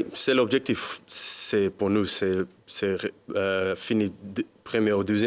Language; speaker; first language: French; non-native, learner; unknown